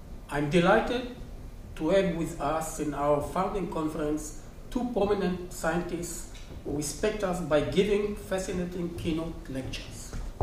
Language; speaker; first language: English; non-native, fluent; Hebrew